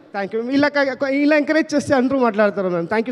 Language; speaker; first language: Telugu; non-native, learner; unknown